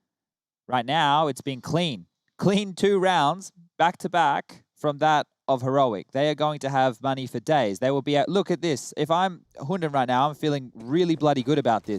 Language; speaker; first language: English; native; English